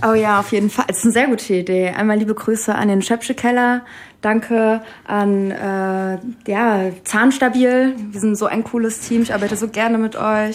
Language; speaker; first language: German; early bilingual, other home language; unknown